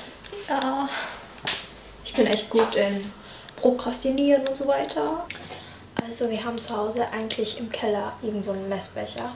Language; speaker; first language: German; early bilingual, other home language; Vietnamese